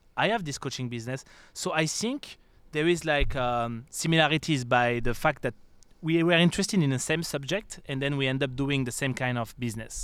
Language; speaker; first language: English; non-native, fluent; French